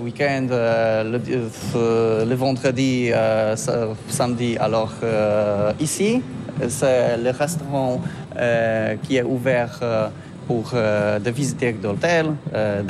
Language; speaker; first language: French; non-native, learner; Polish